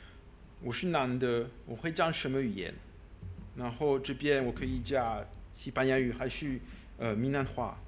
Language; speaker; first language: Chinese; non-native, learner; French